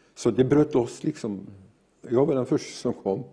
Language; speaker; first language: Swedish; native; Swedish